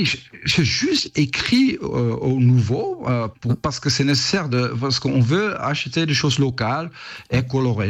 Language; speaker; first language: French; non-native, fluent; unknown